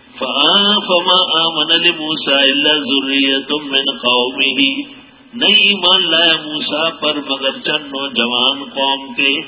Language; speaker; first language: Urdu; non-native, local second language; Pashto